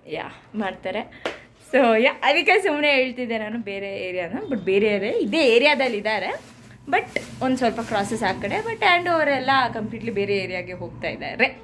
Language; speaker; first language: Kannada; non-native, local second language; Tamil